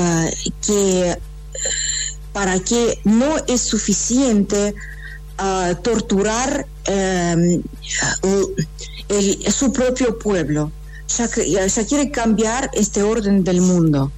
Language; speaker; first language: Spanish; non-native, fluent; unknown